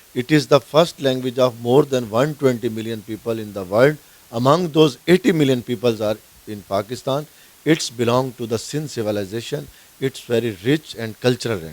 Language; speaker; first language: Urdu; non-native, local second language; Saraiki